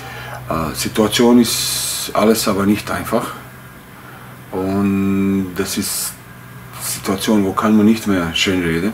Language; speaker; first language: German; non-native, fluent; Bosnian